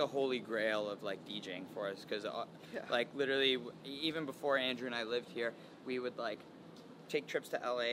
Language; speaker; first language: English; native; English